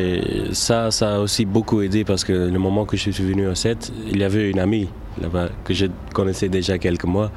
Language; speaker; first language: French; non-native, local second language; Turkish